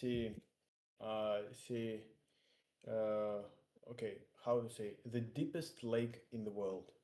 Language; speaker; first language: French; non-native, learner; Russian